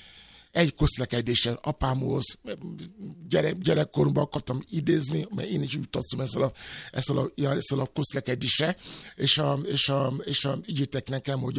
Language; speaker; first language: Hungarian; non-native, fluent; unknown